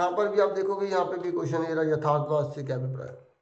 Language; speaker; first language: Hindi; native; Hindi